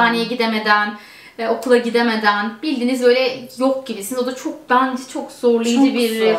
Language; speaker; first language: Turkish; native; Turkish